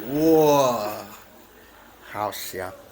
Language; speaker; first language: Chinese; non-native, learner; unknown